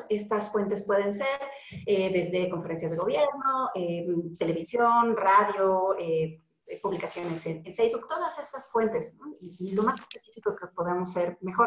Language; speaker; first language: Spanish; native; Spanish